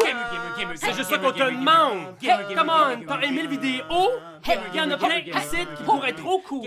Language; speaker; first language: French; native; French